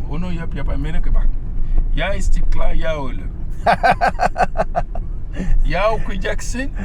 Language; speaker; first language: Turkish; non-native, fluent; Yoruba